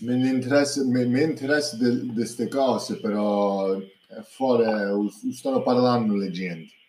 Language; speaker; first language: Italian; early bilingual, heritage; English